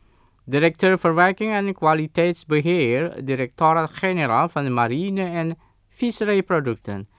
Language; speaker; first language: Dutch; non-native, fluent; Indonesian